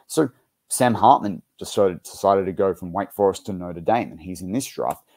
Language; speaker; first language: English; native; English